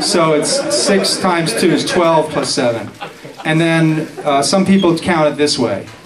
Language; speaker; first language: English; native; English